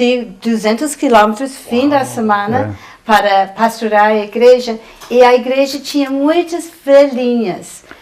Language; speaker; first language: Portuguese; non-native, fluent; English